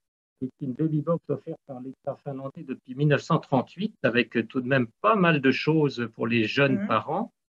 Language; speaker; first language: French; native; French